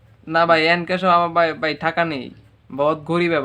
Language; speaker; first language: Hindi; non-native, learner; Bangla